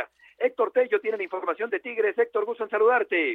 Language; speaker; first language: Spanish; native; Spanish